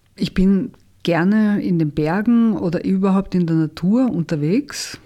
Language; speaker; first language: German; native; German